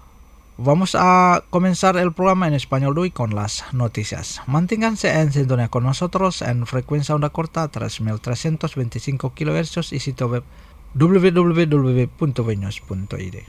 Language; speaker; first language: Spanish; non-native, fluent; Indonesian